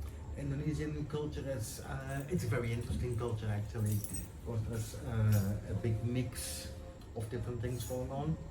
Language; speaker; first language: English; non-native, fluent; Dutch